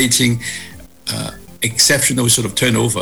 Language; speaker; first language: English; non-native, local second language; Cantonese